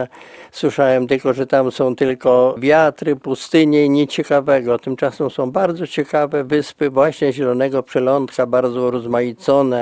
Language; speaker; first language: Polish; native; Polish